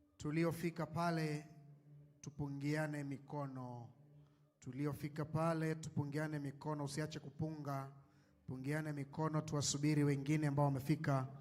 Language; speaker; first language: Swahili; native; Swahili